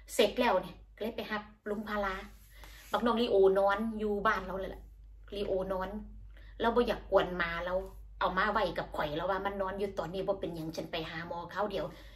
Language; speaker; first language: Thai; native; Thai